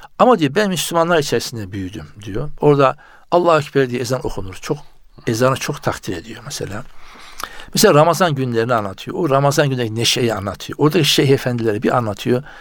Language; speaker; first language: Turkish; native; Turkish